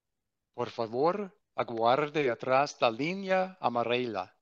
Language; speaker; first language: Portuguese; non-native, learner; English